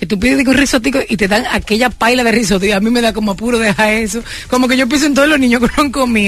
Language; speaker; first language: Spanish; native; Spanish